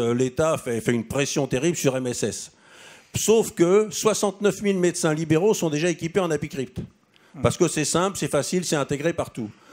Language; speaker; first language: French; native; French